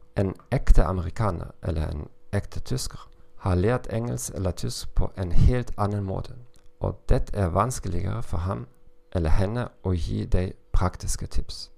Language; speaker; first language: Norwegian; non-native, learner; German